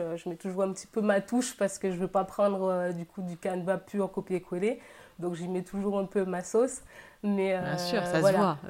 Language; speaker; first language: French; native; French